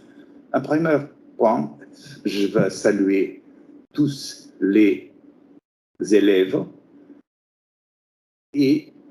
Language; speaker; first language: French; non-native, fluent; Portuguese